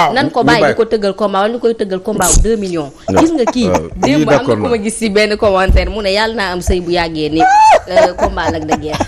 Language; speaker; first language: Wolof; native; Wolof